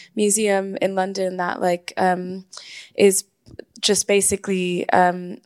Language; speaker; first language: English; non-native, fluent; Spanish